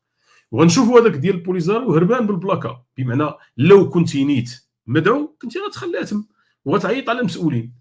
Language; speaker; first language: Arabic; native; Arabic